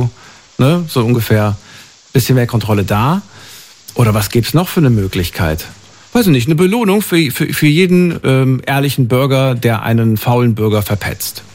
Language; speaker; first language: German; native; German